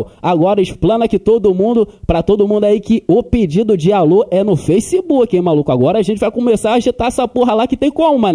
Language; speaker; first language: Portuguese; native; Portuguese